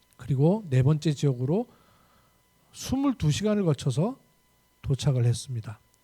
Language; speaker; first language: Korean; native; Korean